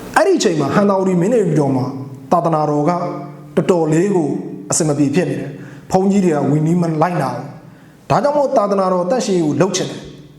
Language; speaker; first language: Burmese; non-native, local second language; Mon